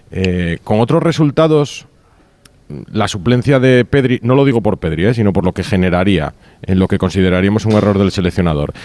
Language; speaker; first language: Spanish; native; Spanish